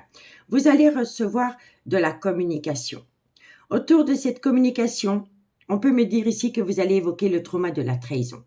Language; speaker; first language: French; native; French